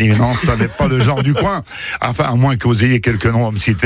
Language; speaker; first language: French; native; French